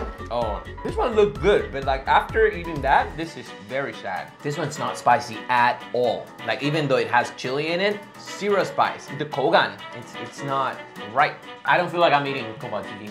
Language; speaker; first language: English; native; English